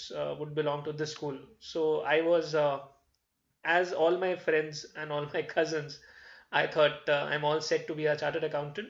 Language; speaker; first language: English; non-native, local second language; Hindi